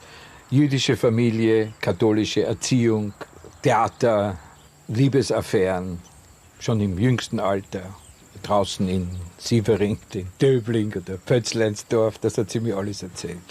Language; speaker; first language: German; native; German